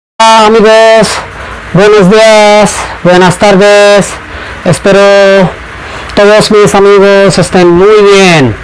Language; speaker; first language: Spanish; non-native, fluent; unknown